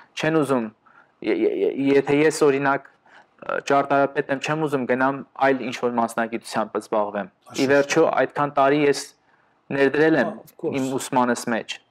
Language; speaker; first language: Armenian; early bilingual, heritage; Armenian